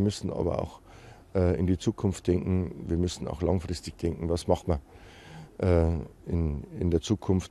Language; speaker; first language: German; native; German